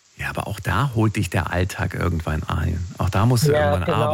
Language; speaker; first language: German; native; German